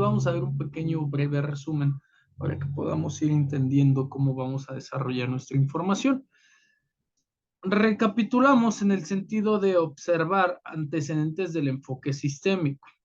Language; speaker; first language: Spanish; native; Spanish